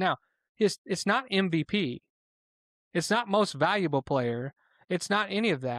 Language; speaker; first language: English; native; English